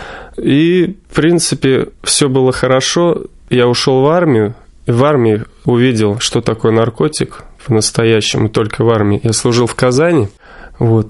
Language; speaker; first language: Russian; native; Russian